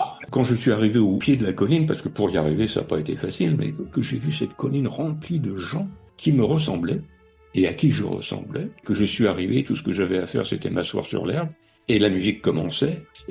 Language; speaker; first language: French; native; French